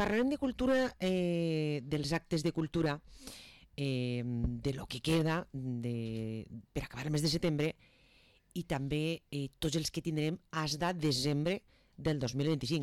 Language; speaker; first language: Catalan; native; Catalan